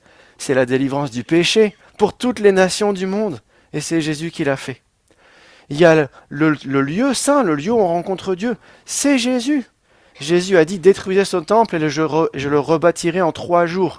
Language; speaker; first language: French; native; French